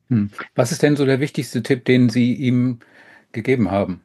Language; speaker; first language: German; native; German